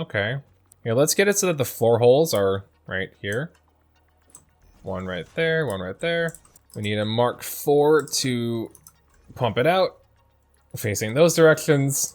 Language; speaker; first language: English; native; English